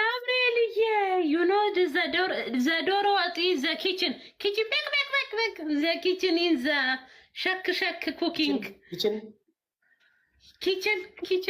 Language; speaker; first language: English; non-native, learner; Amharic